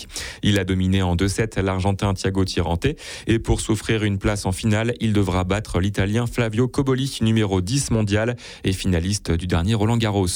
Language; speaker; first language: French; native; French